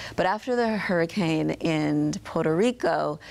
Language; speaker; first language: English; native; English